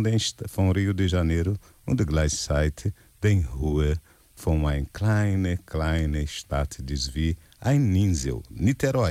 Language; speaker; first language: German; non-native, learner; Portuguese